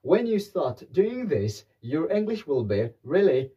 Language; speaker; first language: English; non-native, local second language; Amharic